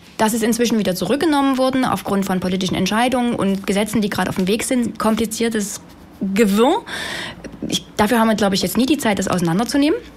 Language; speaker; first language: German; native; German